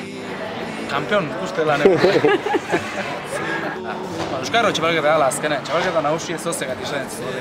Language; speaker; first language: Basque; native; Basque